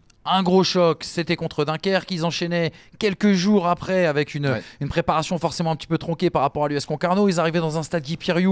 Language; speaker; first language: French; native; French